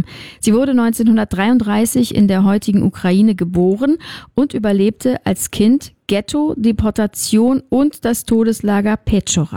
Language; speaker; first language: German; native; German